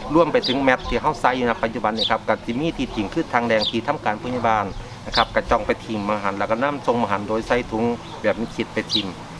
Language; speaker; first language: Thai; native; Thai